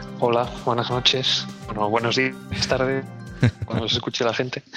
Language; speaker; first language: Spanish; native; Spanish